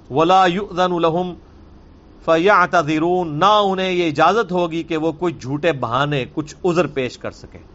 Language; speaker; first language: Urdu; non-native, local second language; Punjabi